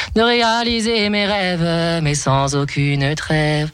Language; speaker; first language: French; native; French